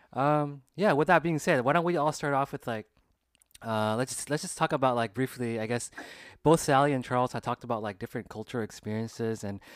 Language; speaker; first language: English; early bilingual, other home language; Vietnamese